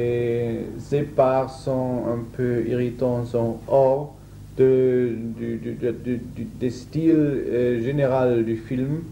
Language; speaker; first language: French; non-native, learner; German